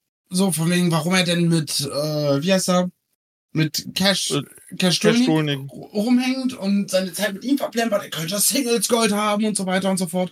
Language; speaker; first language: German; native; German